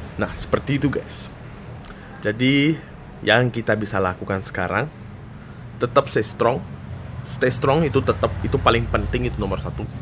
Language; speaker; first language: Indonesian; non-native, fluent; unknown